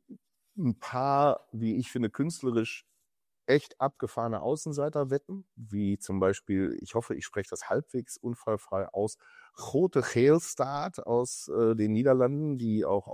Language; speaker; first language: German; native; German